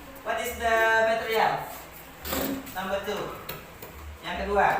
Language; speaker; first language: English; non-native, learner; Indonesian